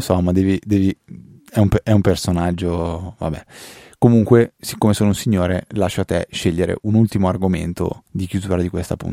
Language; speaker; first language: Italian; native; Italian